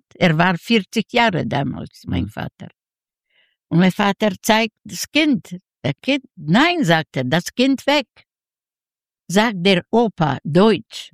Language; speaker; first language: German; non-native, learner; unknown